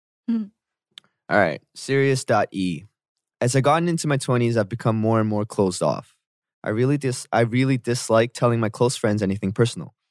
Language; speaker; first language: English; early bilingual, other home language; Korean